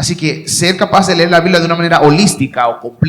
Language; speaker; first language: Spanish; native; Spanish